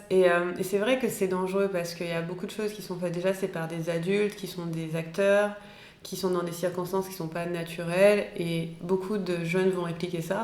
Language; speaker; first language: French; native; French